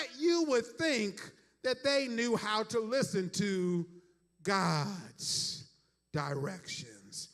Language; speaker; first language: English; native; English